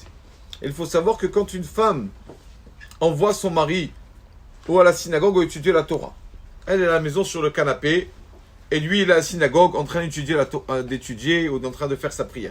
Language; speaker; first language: French; native; French